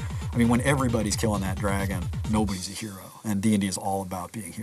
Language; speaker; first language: English; native; English